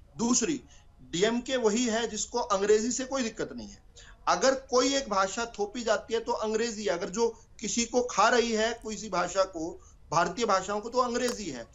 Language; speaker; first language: Hindi; native; Hindi